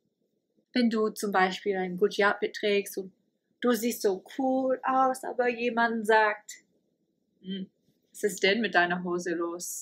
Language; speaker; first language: German; non-native, fluent; English